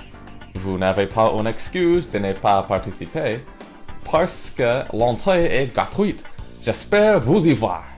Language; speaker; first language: French; non-native, learner; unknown